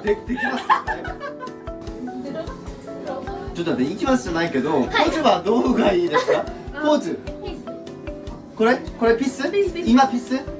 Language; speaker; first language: Japanese; non-native, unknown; Korean